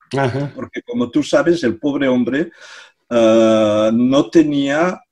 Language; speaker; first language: Spanish; non-native, local second language; Catalan